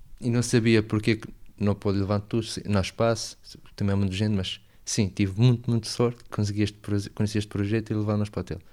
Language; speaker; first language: Portuguese; non-native, learner; Arabic